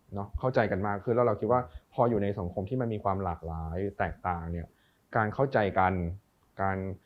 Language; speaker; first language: Thai; native; Thai